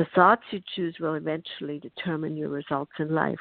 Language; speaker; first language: English; non-native, fluent; German